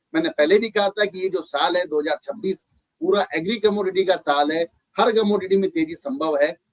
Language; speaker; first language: Hindi; native; Hindi